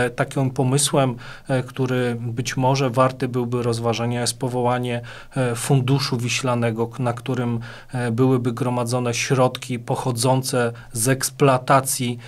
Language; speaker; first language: Polish; native; Polish